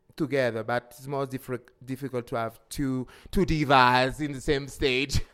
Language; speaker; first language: English; non-native, learner; French